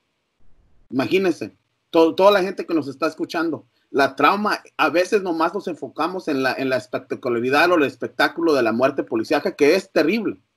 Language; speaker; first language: Spanish; early bilingual, heritage; English